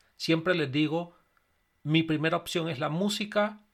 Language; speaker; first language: Spanish; native; Spanish